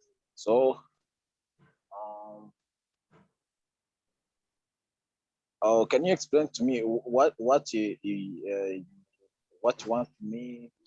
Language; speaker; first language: English; non-native, fluent; Kinyarwanda